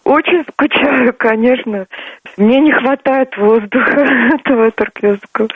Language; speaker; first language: Russian; non-native, local second language; Turkmen